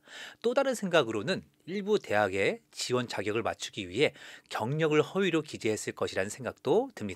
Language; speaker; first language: Korean; native; Korean